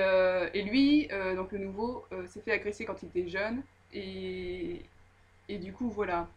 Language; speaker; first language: French; native; French